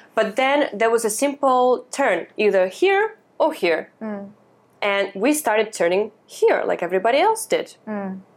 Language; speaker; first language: English; non-native, fluent; Russian